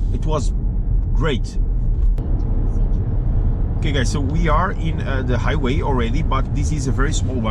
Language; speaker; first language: English; non-native, fluent; Portuguese